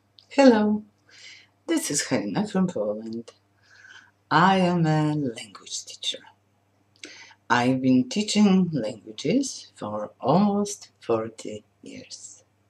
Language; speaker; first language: English; non-native, fluent; Polish